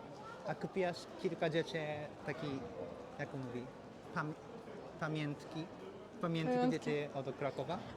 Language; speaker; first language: Polish; non-native, learner; Japanese